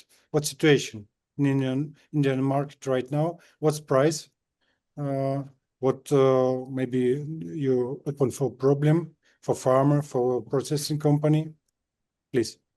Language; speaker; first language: English; non-native, learner; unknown